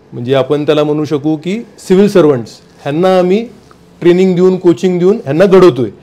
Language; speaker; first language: Marathi; native; Marathi